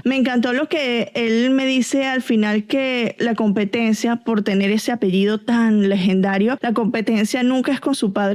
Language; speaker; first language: Spanish; native; Spanish